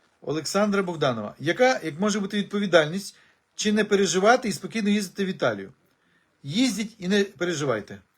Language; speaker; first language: Ukrainian; native; Ukrainian